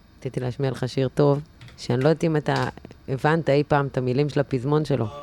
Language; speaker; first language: Hebrew; native; Hebrew